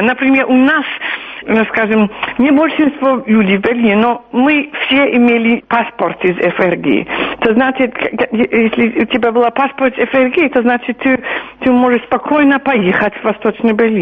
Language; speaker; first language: Russian; non-native, fluent; German